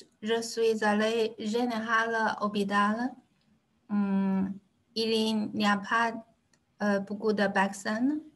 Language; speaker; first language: French; non-native, learner; Chinese